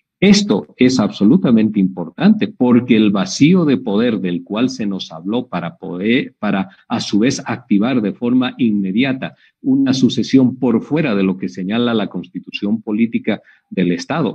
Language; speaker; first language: Spanish; native; Spanish